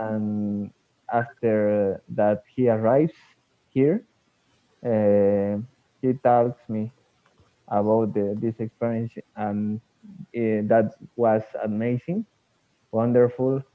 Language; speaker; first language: English; non-native, learner; Spanish